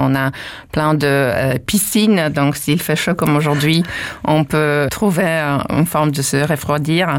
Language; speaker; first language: French; non-native, fluent; Polish